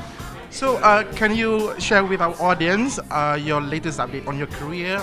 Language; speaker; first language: English; non-native, learner; Malay